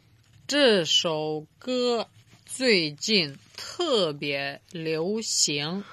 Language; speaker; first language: Chinese; non-native, learner; Serbian